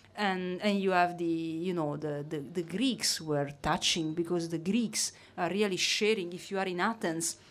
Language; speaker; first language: English; non-native, fluent; Italian